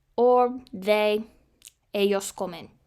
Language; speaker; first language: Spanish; non-native, learner; English